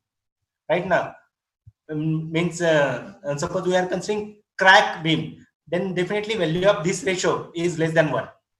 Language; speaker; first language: English; non-native, local second language; Marathi